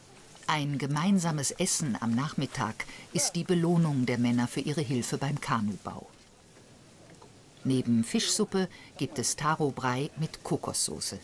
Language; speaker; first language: German; native; German